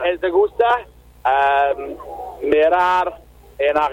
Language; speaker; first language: Spanish; non-native, learner; English